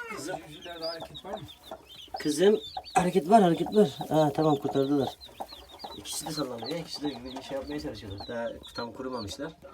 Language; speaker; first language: Turkish; native; Turkish